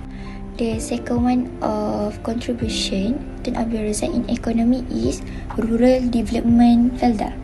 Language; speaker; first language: English; non-native, local second language; Malay